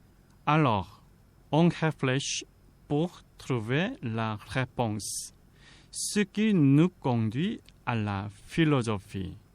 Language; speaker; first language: French; non-native, fluent; Korean